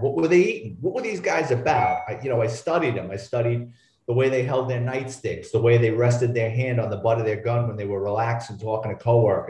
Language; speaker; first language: English; native; English